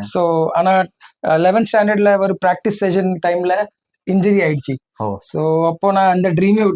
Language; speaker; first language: Tamil; early bilingual, heritage; Tamil